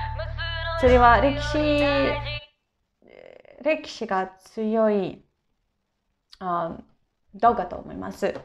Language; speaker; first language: Japanese; non-native, fluent; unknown